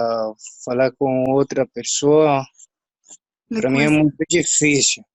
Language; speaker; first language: Portuguese; non-native, learner; Spanish